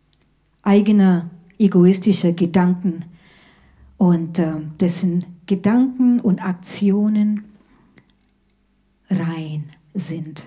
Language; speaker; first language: German; non-native, fluent; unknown